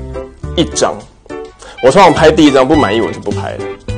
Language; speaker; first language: Chinese; native; Chinese